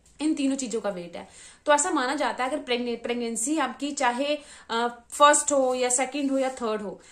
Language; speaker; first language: Hindi; native; Hindi